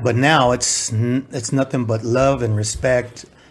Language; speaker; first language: English; native; English